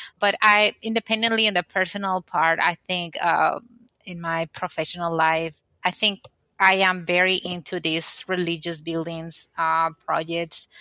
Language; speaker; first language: English; non-native, fluent; Spanish